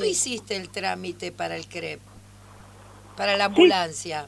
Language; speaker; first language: Spanish; native; Spanish